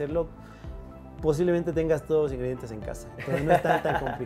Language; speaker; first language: Spanish; native; Spanish